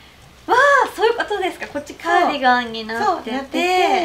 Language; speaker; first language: Japanese; native; Japanese